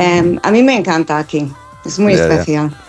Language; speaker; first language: Spanish; non-native, fluent; English